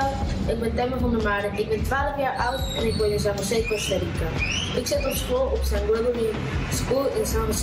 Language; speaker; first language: Dutch; early bilingual, heritage; Dutch